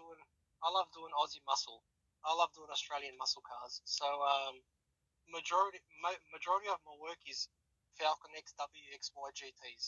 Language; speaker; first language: English; native; English